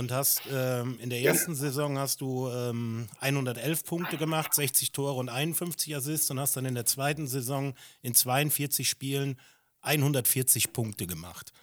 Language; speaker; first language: German; native; German